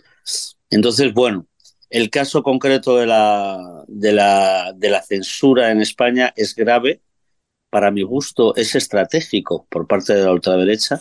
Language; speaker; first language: Spanish; native; Spanish